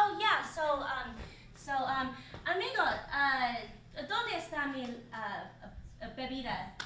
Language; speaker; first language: Spanish; non-native, learner; English